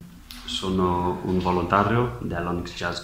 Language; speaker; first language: Italian; non-native, learner; Welsh